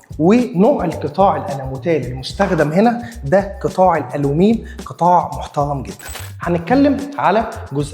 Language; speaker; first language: Arabic; native; Arabic